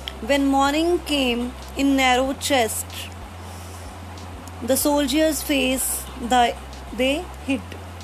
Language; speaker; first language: English; non-native, local second language; Punjabi